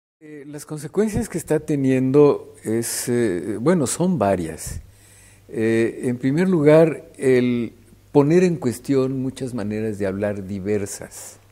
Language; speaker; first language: Spanish; native; Spanish